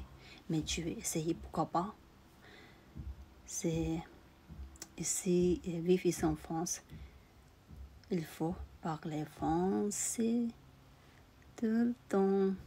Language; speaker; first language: French; non-native, learner; Tibetan